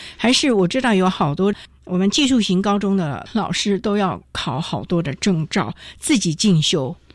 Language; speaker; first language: Chinese; native; Chinese